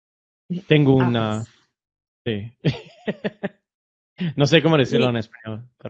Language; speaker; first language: Spanish; non-native, fluent; English